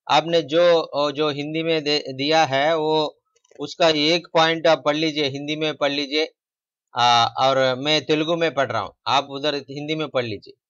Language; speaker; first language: Hindi; non-native, local second language; Telugu